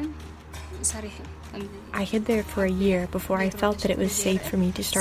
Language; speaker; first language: English; non-native, fluent; Arabic